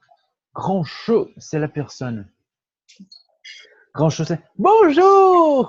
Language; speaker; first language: French; non-native, fluent; Portuguese